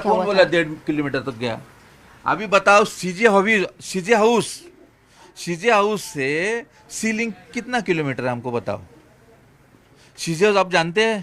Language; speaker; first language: Hindi; non-native, local second language; Marathi